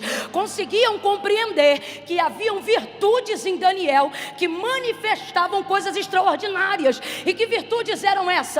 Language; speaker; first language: Portuguese; native; Portuguese